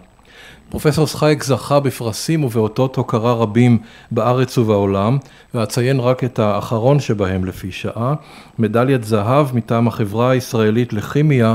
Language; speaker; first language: Hebrew; native; Hebrew